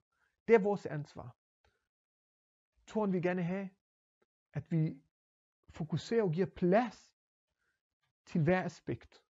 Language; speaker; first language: Danish; non-native, fluent; Hebrew